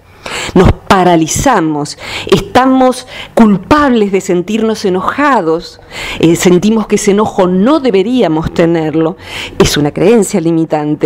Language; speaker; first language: Spanish; native; Spanish